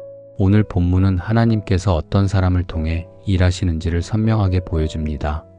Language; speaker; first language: Korean; native; Korean